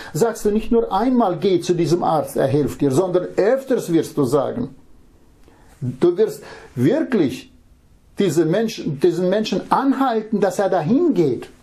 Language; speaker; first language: German; non-native, fluent; Russian